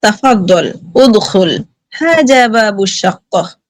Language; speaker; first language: Arabic; non-native, learner; Bangla